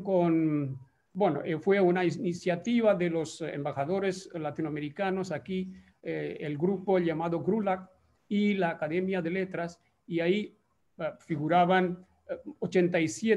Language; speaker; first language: Spanish; non-native, fluent; Bangla